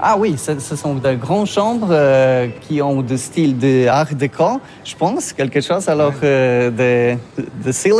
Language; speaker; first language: French; non-native, learner; Polish